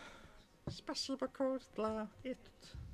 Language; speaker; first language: Russian; non-native, learner; English